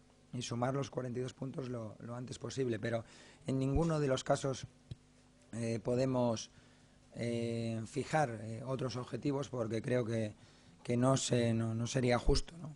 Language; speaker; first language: Spanish; native; Spanish